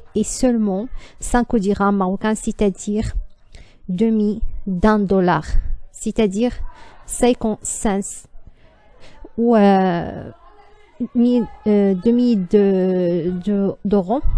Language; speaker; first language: French; non-native, learner; Arabic